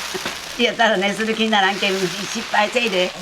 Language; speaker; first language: Japanese; native; Japanese